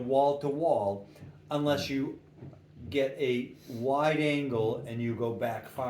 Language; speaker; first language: English; non-native, learner; Russian